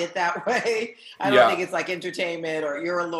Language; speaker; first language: English; early bilingual, other home language; Haitian Creole